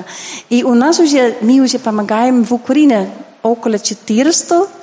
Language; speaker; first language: Russian; non-native, learner; Dutch